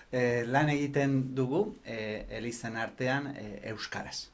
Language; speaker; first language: Basque; non-native, fluent; Spanish